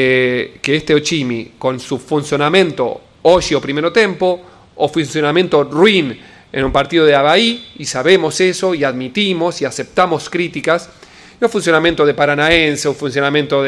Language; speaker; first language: Portuguese; non-native, learner; Spanish